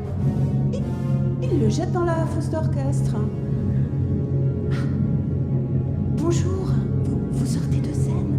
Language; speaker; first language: French; native; French